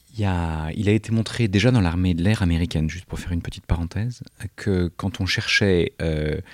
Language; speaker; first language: French; native; French